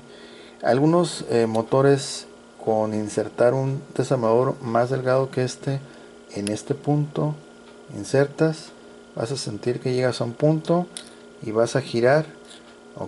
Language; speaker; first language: Spanish; native; Spanish